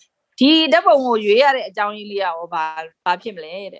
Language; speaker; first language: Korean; non-native, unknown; Burmese